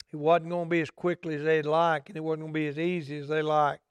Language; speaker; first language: English; native; English